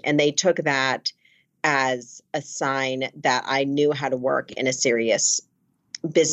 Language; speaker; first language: English; native; English